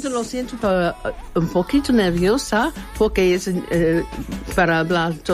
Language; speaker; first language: Spanish; non-native, learner; English